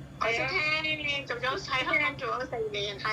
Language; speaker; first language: Chinese; non-native, learner; Indonesian